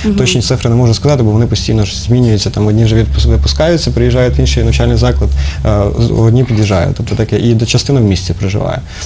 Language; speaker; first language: Ukrainian; native; Ukrainian